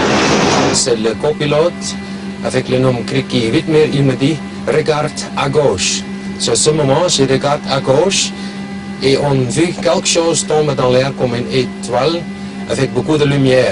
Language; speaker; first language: French; non-native, local second language; German